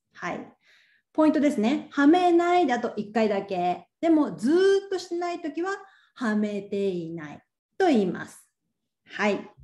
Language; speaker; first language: Japanese; native; Japanese